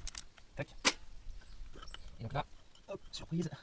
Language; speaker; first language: French; native; French